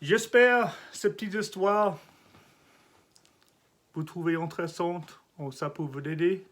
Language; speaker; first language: French; non-native, learner; English